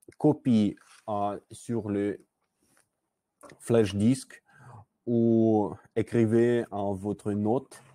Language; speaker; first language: French; non-native, learner; Russian